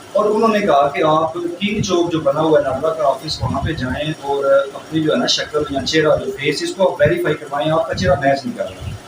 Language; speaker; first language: Urdu; non-native, local second language; Punjabi